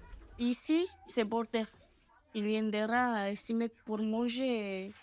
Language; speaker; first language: French; non-native, learner; Romanian